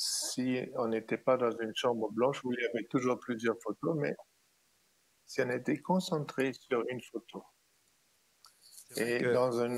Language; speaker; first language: French; non-native, fluent; German